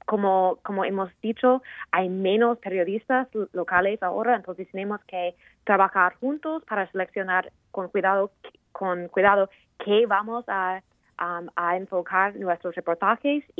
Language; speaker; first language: Spanish; non-native, fluent; English